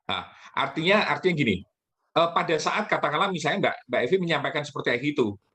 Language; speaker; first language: Malay; native; Malay